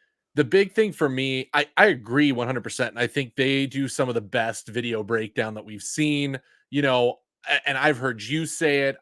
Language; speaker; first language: English; native; English